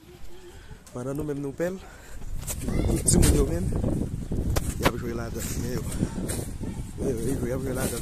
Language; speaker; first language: French; non-native, learner; Haitian Creole